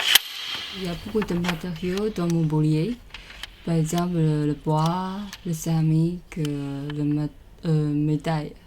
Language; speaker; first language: French; non-native, learner; Chinese